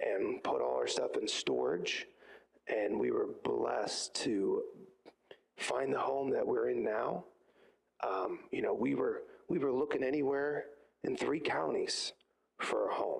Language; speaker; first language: English; native; English